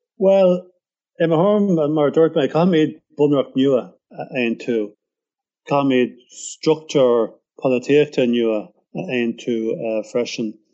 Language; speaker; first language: Irish; non-native, local second language; English